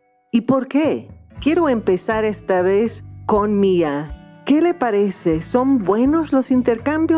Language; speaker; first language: Spanish; non-native, fluent; English